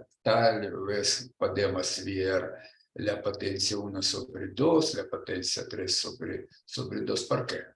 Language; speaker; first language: Spanish; non-native, learner; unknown